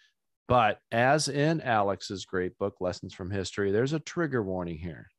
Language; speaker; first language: English; native; English